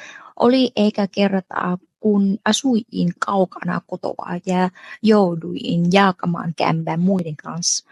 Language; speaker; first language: Finnish; non-native, fluent; Vietnamese